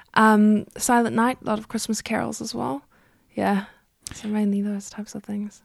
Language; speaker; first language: English; native; English